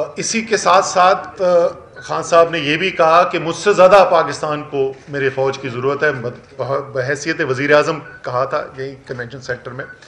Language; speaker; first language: Urdu; native; Urdu